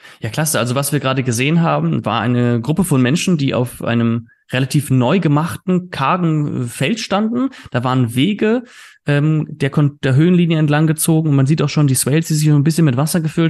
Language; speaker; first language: German; native; German